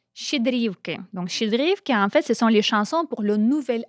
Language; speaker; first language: French; non-native, fluent; Ukrainian